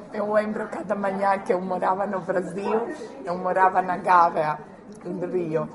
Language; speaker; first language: Portuguese; non-native, fluent; Croatian